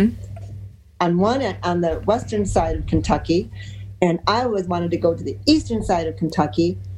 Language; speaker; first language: English; native; English